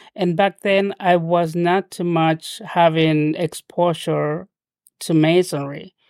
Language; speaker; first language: English; non-native, fluent; Spanish